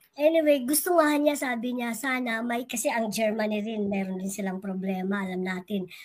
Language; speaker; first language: Filipino; non-native, local second language; Waray